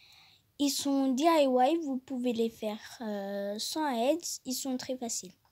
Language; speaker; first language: French; non-native, fluent; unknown